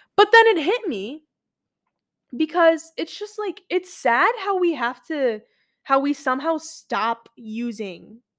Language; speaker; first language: English; early bilingual, other home language; Arabic